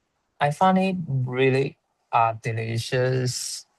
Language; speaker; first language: English; non-native, learner; Chinese